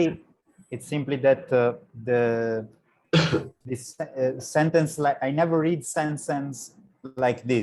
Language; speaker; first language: English; non-native, learner; Italian